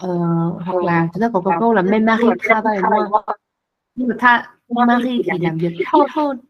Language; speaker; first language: Vietnamese; native; Vietnamese